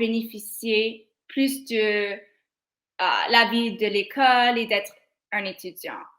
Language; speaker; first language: French; non-native, local second language; English